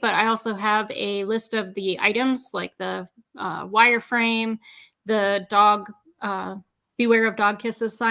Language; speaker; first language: English; native; English